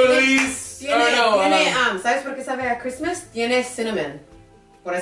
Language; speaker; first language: Spanish; early bilingual, heritage; English